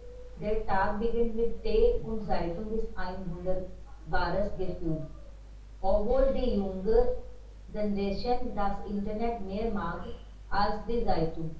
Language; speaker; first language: German; non-native, learner; Hindi